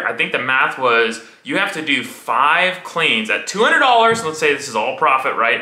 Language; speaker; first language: English; native; English